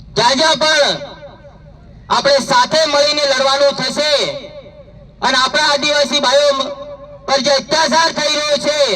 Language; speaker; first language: Gujarati; non-native, local second language; Bhili